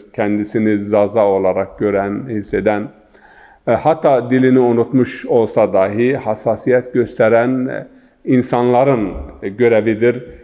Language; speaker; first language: Turkish; non-native, local second language; Zaza